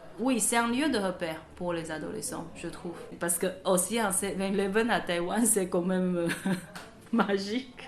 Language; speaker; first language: French; non-native, fluent; Chinese